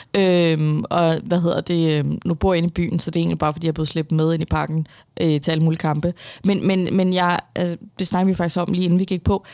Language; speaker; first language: Danish; early bilingual, other home language; Persian